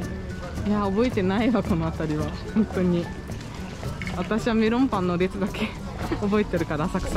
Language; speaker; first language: Japanese; non-native, fluent; Portuguese